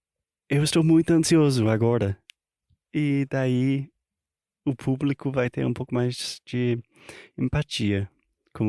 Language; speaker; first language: Portuguese; non-native, fluent; English